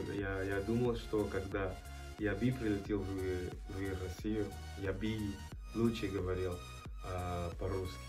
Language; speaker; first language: Russian; non-native, learner; Portuguese